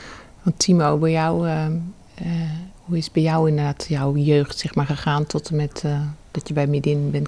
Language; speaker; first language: Dutch; native; Dutch